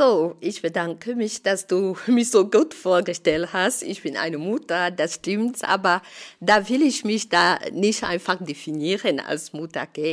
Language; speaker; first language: German; non-native, fluent; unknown